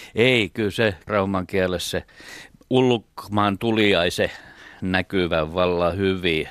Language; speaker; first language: Finnish; native; Finnish